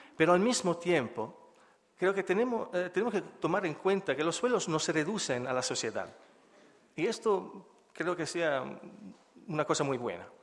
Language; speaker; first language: Spanish; non-native, fluent; Italian